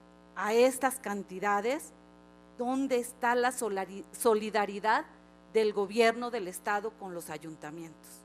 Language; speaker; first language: Spanish; native; Spanish